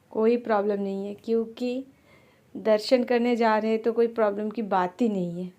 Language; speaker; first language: Hindi; non-native, local second language; Bangla